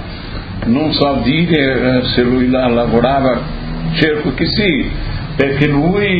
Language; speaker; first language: Italian; early bilingual, heritage; Portuguese